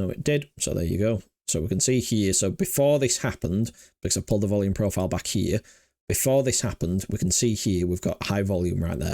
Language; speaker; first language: English; native; English